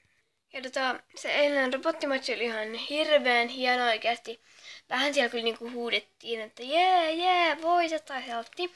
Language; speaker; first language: Finnish; native; Finnish